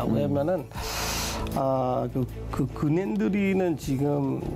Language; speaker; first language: Korean; non-native, learner; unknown